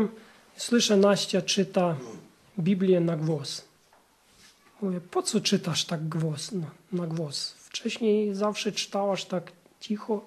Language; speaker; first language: Polish; non-native, fluent; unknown